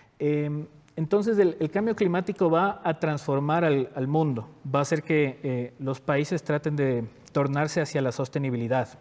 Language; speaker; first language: Spanish; native; Spanish